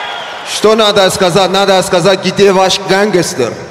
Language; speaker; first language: Russian; non-native, learner; Persian